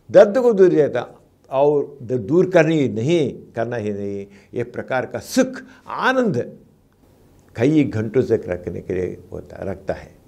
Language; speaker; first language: Hindi; non-native, local second language; Telugu